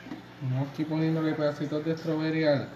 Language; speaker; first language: Spanish; native; Spanish